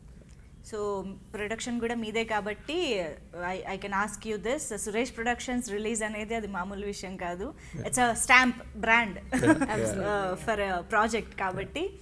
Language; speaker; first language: Telugu; native; Telugu